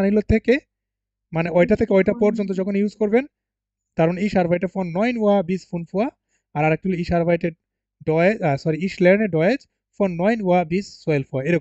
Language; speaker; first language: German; non-native, fluent; Bangla